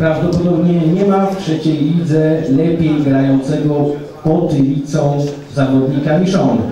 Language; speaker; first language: Polish; native; Polish